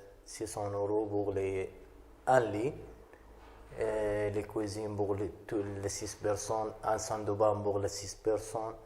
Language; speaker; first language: French; non-native, learner; Arabic